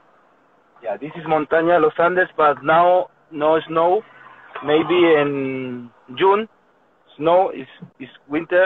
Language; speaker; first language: English; non-native, learner; Spanish